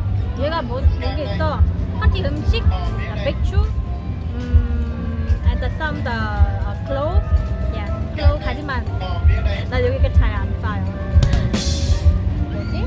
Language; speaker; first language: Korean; non-native, learner; Vietnamese